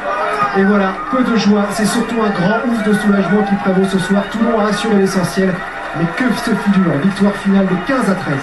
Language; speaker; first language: French; native; French